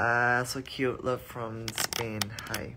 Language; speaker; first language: English; non-native, learner; Thai